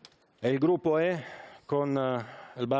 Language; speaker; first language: Spanish; non-native, fluent; Italian